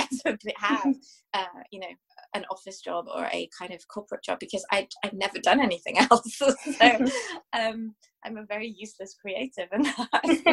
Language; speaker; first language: English; native; English